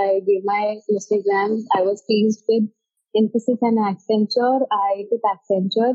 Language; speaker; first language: English; non-native, local second language; Hindi